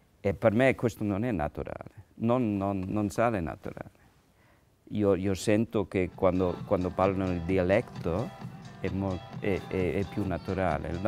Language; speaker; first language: Italian; non-native, learner; English